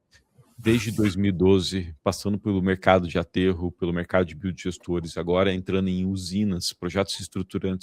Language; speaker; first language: Portuguese; native; Portuguese